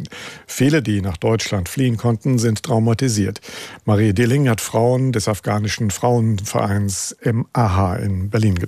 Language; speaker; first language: German; native; German